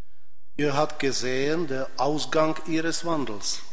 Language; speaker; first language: German; non-native, fluent; Czech